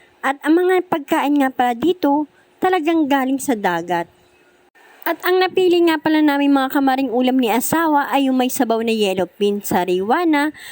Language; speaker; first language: Filipino; native; Filipino